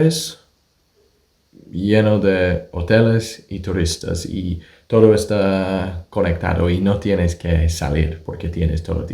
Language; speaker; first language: Spanish; non-native, fluent; English